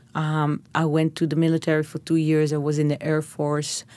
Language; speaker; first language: English; non-native, fluent; Hebrew